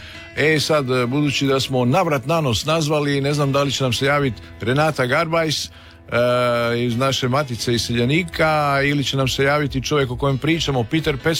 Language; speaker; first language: Serbian; native; Serbian